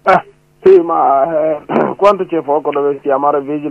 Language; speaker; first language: Italian; non-native, learner; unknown